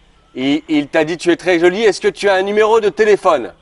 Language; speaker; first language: French; native; French